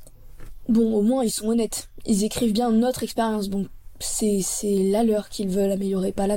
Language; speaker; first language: French; native; French